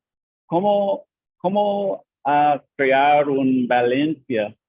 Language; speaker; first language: Spanish; non-native, learner; English